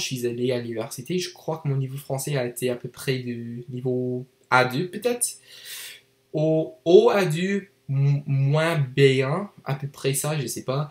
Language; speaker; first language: French; non-native, learner; English